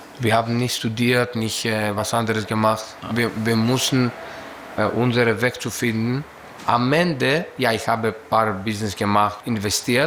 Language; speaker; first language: German; non-native, learner; Greek